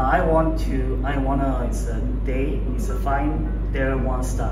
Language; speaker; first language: English; non-native, learner; Korean